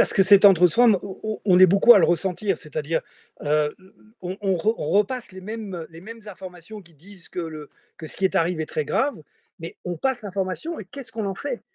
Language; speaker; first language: French; native; French